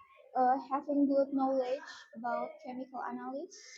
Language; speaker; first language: English; non-native, learner; Indonesian